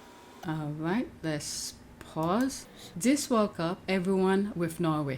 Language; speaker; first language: English; native; English